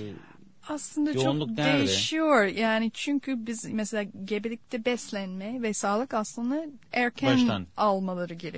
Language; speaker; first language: Turkish; non-native, fluent; English